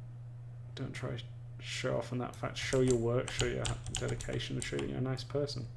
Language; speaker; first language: English; native; English